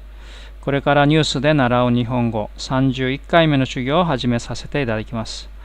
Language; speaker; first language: Japanese; non-native, fluent; Korean